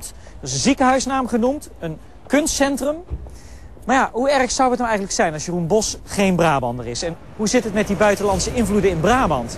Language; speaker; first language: Dutch; native; Dutch